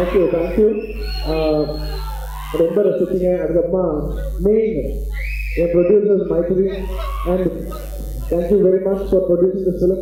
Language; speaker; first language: Tamil; non-native, local second language; Telugu